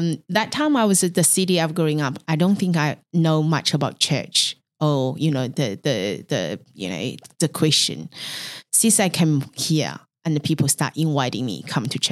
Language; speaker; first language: English; non-native, fluent; Chinese